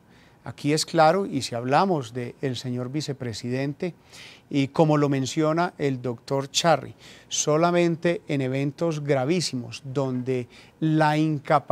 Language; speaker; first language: Spanish; native; Spanish